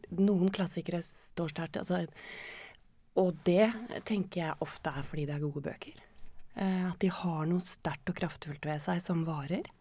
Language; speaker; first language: Norwegian; native; Norwegian